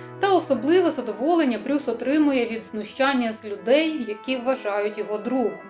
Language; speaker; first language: Ukrainian; native; Ukrainian